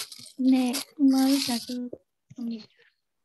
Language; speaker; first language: Korean; non-native, learner; Burmese